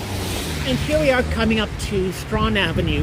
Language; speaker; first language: English; native; English